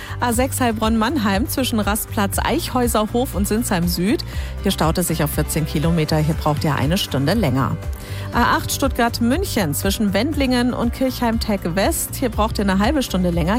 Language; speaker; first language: German; native; German